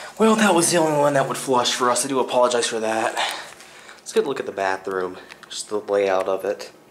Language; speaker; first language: English; native; English